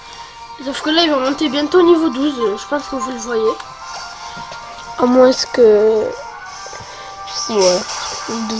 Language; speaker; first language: French; native; French